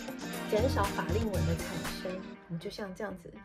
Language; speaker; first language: Chinese; native; Chinese